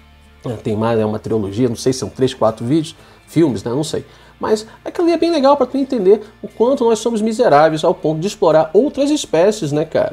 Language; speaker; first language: Portuguese; native; Portuguese